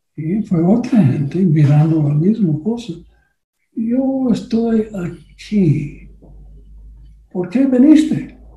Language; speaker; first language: Spanish; non-native, learner; English